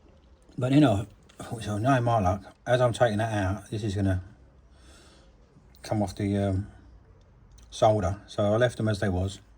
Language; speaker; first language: English; native; English